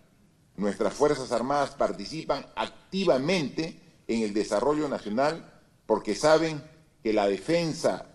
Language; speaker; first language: Spanish; native; Spanish